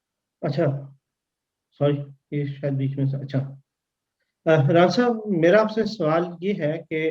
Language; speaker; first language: Urdu; native; Urdu